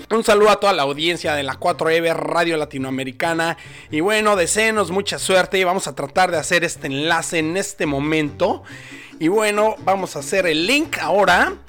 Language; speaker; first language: Spanish; native; Spanish